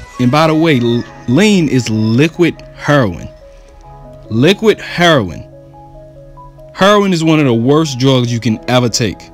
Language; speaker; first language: English; native; English